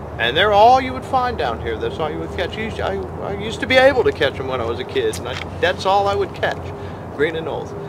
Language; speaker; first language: English; native; English